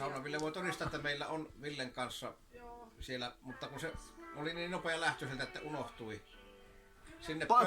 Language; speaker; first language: Finnish; native; Finnish